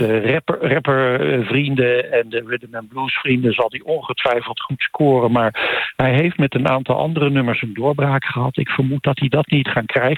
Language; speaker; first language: Dutch; native; Dutch